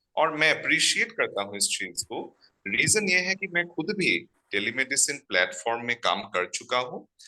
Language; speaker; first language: Hindi; non-native, local second language; Assamese